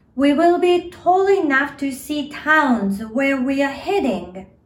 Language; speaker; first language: English; non-native, fluent; Japanese